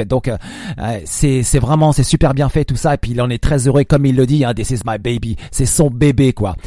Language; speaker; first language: French; native; French